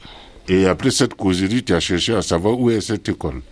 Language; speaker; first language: French; non-native, learner; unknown